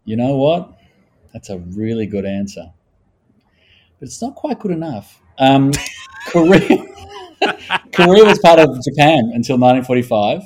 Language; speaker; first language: English; native; English